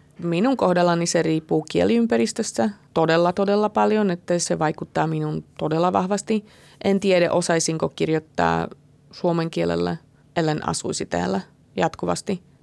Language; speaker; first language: Finnish; non-native, fluent; Slovak